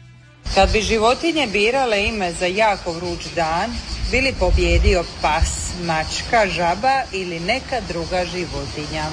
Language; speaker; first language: Serbian; native; Serbian